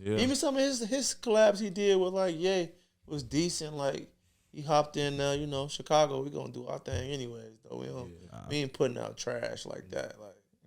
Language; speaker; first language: English; native; English